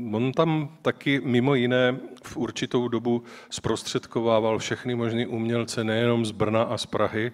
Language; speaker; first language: Czech; native; Czech